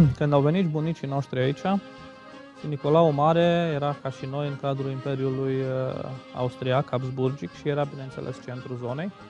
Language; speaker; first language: Romanian; non-native, local second language; Bulgarian